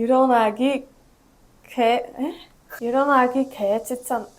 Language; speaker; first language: Korean; non-native, learner; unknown